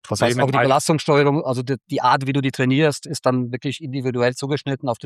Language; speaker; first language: German; native; German